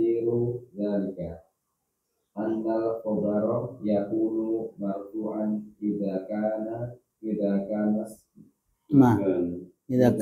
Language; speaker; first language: Arabic; non-native, learner; Indonesian